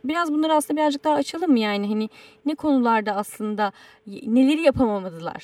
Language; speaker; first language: Turkish; native; Turkish